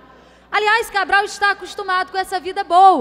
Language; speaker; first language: Portuguese; native; Portuguese